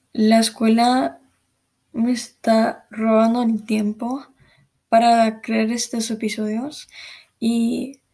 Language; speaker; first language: Spanish; early bilingual, heritage; Spanish